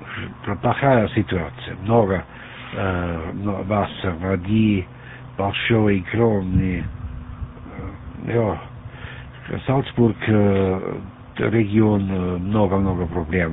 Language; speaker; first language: Russian; non-native, learner; German